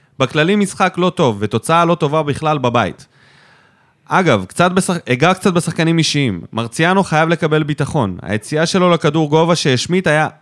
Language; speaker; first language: Hebrew; native; Hebrew